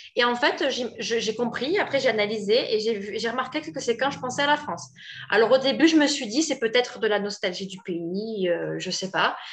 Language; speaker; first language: French; native; French